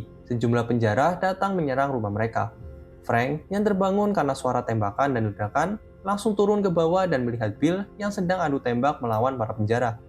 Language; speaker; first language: Indonesian; native; Indonesian